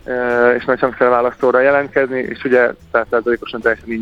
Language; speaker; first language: Hungarian; native; Hungarian